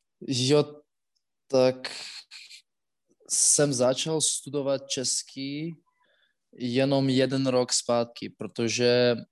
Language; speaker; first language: Czech; non-native, learner; Russian